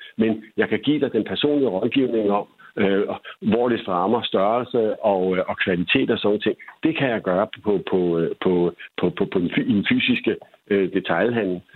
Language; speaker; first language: Danish; native; Danish